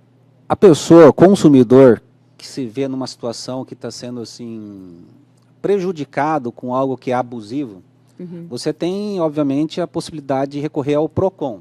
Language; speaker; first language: Portuguese; native; Portuguese